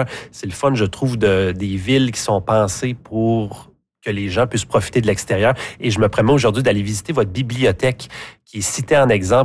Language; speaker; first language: French; native; French